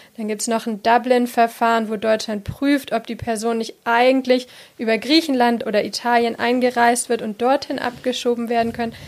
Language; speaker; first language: German; native; German